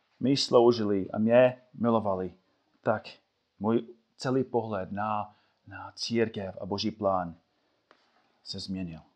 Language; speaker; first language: Czech; non-native, fluent; English